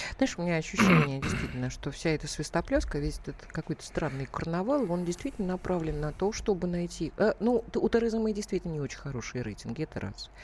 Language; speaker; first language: Russian; native; Russian